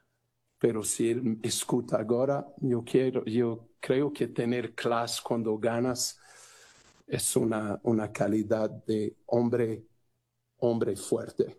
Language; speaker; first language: Spanish; non-native, learner; Portuguese